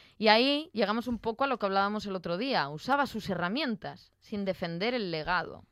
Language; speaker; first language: Spanish; native; Spanish